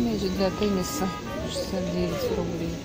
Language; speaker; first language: Russian; native; Russian